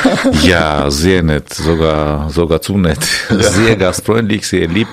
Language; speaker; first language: German; non-native, fluent; Armenian